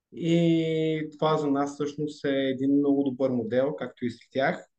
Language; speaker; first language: Bulgarian; native; Bulgarian